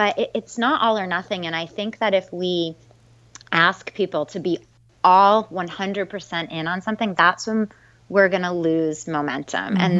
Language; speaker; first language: English; native; English